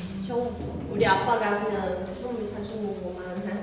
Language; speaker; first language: Korean; non-native, learner; Portuguese